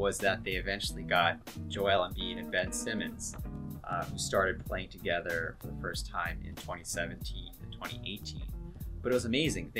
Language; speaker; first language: English; native; English